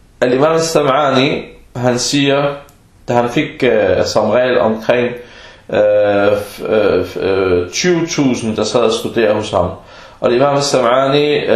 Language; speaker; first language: Danish; early bilingual, other home language; Arabic